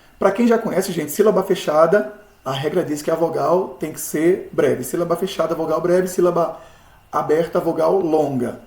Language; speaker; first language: Portuguese; native; Portuguese